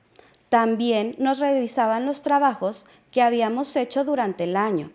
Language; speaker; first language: Spanish; native; Spanish